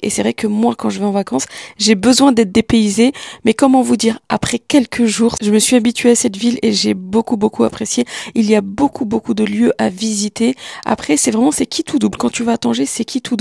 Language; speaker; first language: French; early bilingual, other home language; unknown